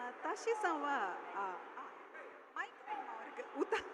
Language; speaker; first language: Japanese; non-native, fluent; Tamil